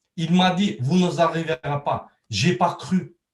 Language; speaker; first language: French; non-native, learner; Turkmen